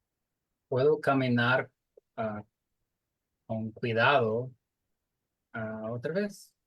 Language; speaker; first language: Spanish; non-native, learner; English